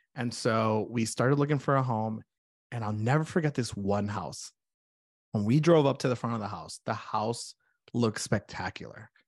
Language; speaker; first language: English; native; English